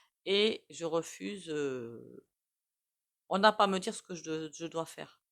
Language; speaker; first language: French; native; French